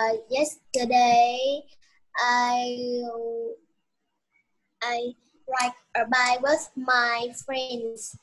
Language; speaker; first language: English; non-native, learner; Vietnamese